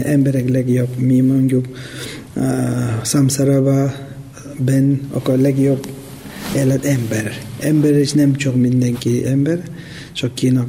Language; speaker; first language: Hungarian; non-native, learner; Tibetan